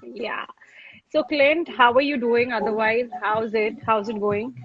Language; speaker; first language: English; non-native, local second language; Hindi